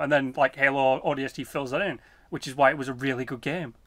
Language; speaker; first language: English; native; English